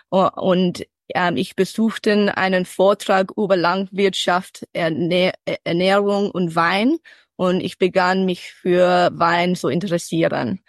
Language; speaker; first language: German; early bilingual, heritage; English